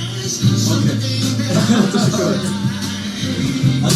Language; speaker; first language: Turkish; non-native, learner; French